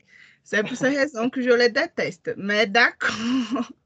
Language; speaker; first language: French; non-native, learner; Portuguese